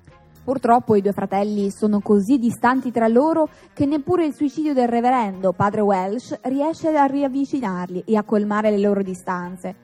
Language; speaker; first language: Italian; native; Italian